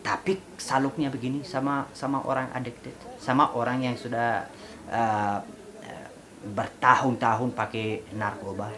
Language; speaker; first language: Indonesian; non-native, fluent; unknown